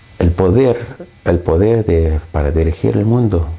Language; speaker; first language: Spanish; non-native, fluent; Arabic